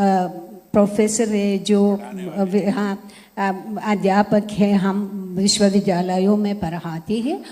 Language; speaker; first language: Hindi; non-native, fluent; Russian